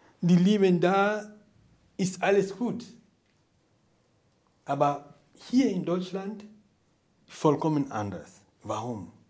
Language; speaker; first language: German; non-native, fluent; Portuguese